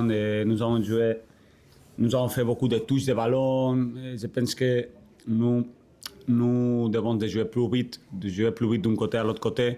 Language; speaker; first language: French; non-native, learner; Spanish